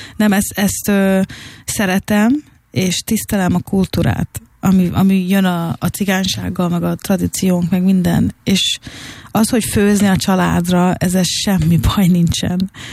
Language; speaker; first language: Hungarian; early bilingual, heritage; Hungarian